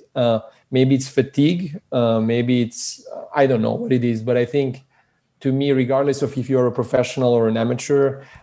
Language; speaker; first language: English; early bilingual, other home language; Serbian